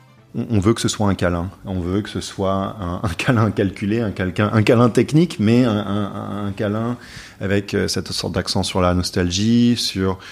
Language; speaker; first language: French; non-native, fluent; English